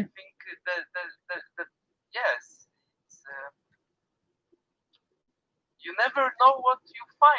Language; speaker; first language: English; non-native, learner; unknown